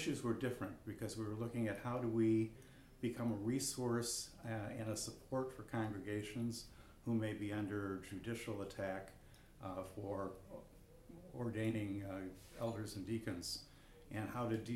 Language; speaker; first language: English; native; English